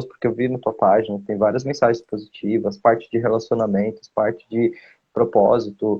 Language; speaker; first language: Portuguese; native; Portuguese